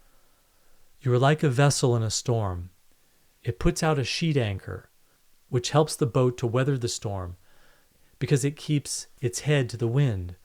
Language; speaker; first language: English; native; English